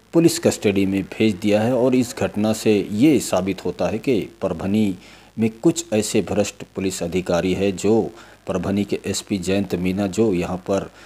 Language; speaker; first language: Hindi; non-native, local second language; Urdu